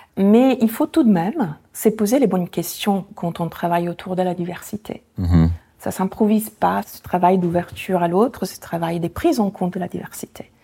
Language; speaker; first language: French; non-native, fluent; Italian